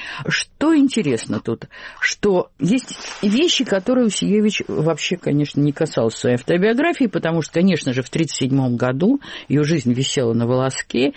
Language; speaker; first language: Russian; native; Russian